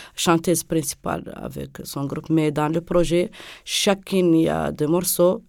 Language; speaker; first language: French; non-native, local second language; Arabic